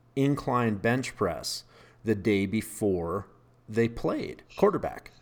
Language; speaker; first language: English; native; English